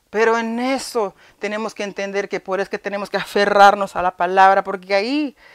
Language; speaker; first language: Spanish; early bilingual, heritage; Spanish